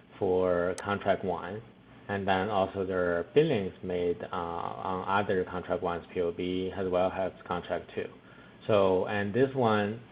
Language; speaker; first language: English; non-native, fluent; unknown